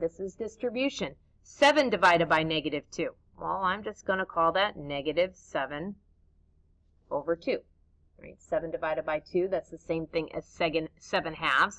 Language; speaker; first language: English; native; English